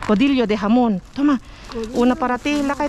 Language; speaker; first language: Spanish; non-native, learner; Filipino